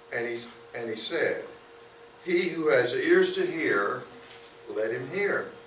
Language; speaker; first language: English; native; English